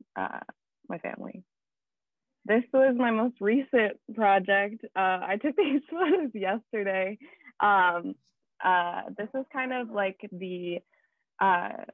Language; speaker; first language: English; native; English